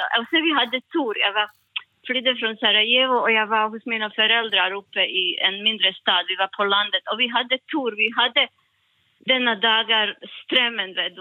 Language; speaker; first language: Swedish; non-native, learner; Bosnian